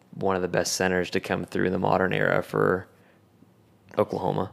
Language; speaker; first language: English; native; English